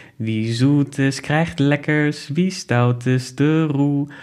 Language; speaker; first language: Dutch; non-native, fluent; German